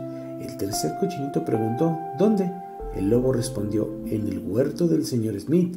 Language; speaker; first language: Spanish; native; Spanish